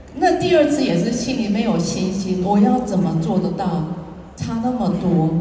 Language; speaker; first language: Chinese; non-native, fluent; Korean